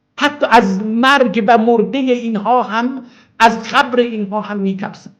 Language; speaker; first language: Persian; non-native, local second language; Azerbaijani